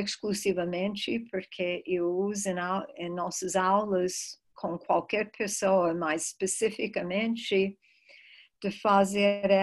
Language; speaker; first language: Portuguese; non-native, fluent; English